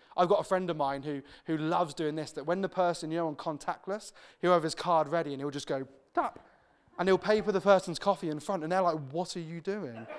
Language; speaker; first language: English; native; English